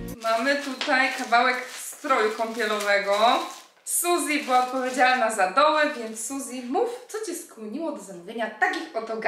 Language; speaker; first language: Polish; native; Polish